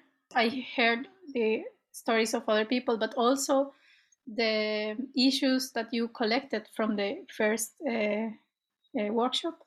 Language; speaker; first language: English; non-native, fluent; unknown